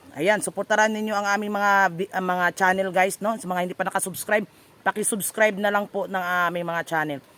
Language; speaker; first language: Filipino; non-native, local second language; Cebuano